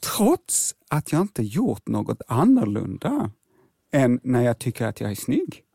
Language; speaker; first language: Swedish; native; Swedish